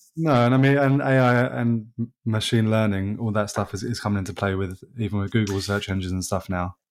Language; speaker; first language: English; native; English